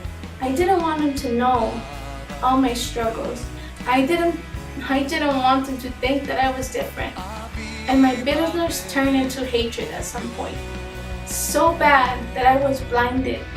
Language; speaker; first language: English; early bilingual, other home language; Spanish